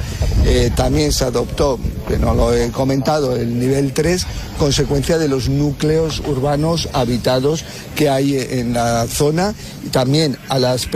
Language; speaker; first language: Spanish; native; Spanish